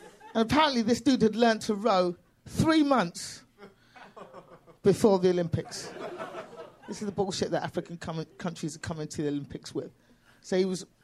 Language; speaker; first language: English; native; English